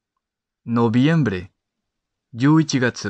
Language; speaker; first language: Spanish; non-native, fluent; Japanese